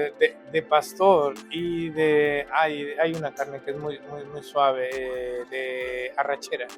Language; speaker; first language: Spanish; early bilingual, heritage; Spanish